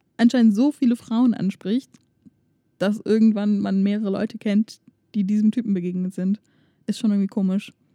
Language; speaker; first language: German; native; German